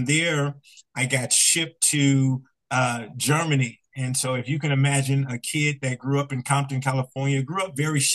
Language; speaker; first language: English; native; English